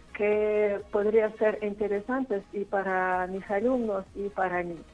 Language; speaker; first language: Spanish; non-native, fluent; Russian